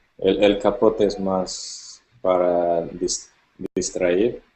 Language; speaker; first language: Spanish; non-native, learner; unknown